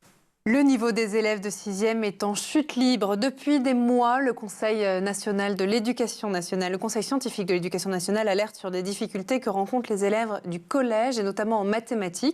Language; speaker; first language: French; native; French